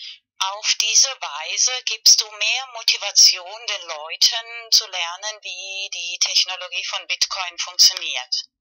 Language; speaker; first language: German; non-native, learner; Spanish